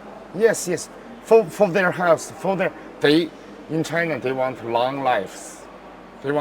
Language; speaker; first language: English; non-native, learner; Chinese